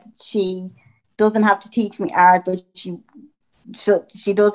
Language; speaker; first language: English; native; English